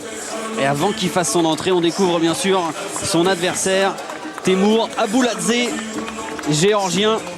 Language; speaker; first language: French; native; French